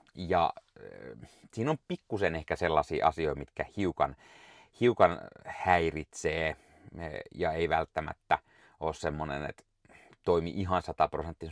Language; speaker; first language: Finnish; native; Finnish